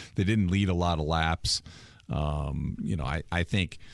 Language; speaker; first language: English; native; English